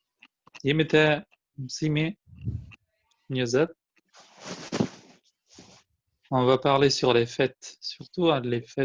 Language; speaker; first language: French; non-native, fluent; Albanian